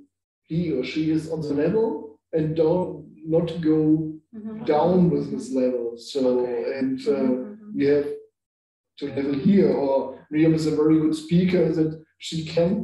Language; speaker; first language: English; non-native, learner; German